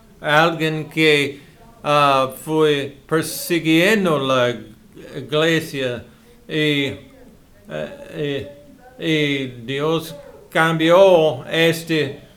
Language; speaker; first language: Spanish; non-native, learner; English